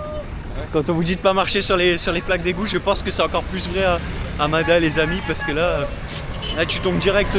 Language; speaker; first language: French; native; French